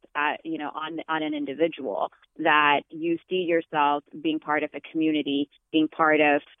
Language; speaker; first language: English; non-native, fluent; Amharic